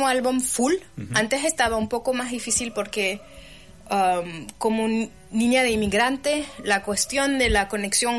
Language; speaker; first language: Spanish; non-native, fluent; French